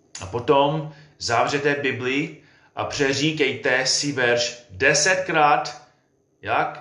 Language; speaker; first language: Czech; non-native, fluent; English